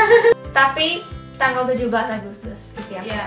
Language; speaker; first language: Indonesian; early bilingual, other home language; English